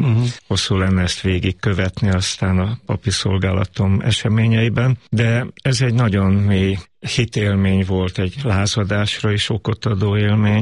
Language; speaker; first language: Hungarian; native; Hungarian